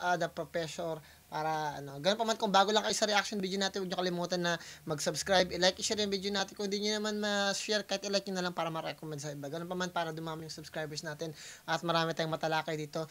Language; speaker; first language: Filipino; native; Filipino